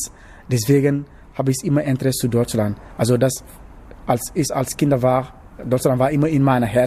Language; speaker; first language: German; non-native, learner; Wolof